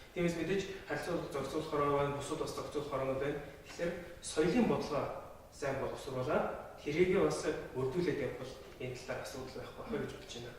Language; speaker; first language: Mongolian; non-native, local second language; Kazakh